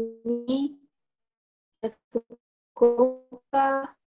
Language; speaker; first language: Indonesian; non-native, learner; Japanese